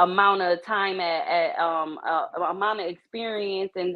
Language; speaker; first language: English; native; English